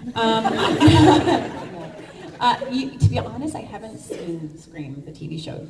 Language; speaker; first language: English; native; English